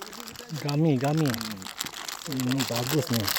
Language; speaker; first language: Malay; non-native, local second language; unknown